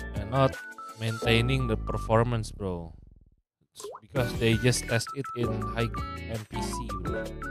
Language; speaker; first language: English; non-native, learner; Indonesian